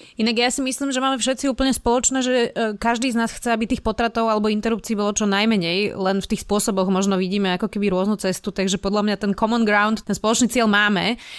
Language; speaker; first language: Slovak; native; Slovak